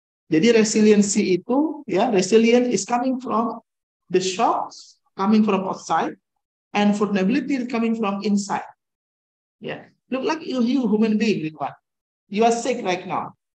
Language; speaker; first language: English; non-native, fluent; Indonesian